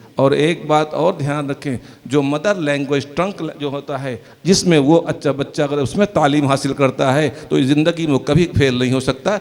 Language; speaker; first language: Urdu; native; Urdu